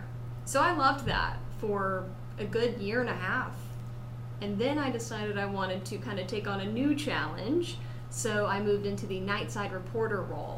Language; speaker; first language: English; native; English